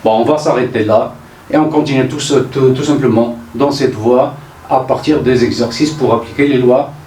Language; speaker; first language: French; non-native, local second language; Arabic